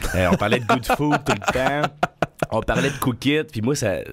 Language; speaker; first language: French; native; French